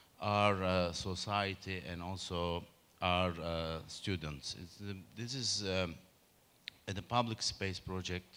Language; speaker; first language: English; non-native, learner; Turkish